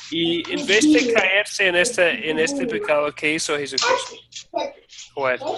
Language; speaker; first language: Spanish; non-native, fluent; English